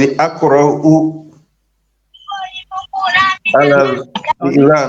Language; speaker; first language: Arabic; non-native, learner; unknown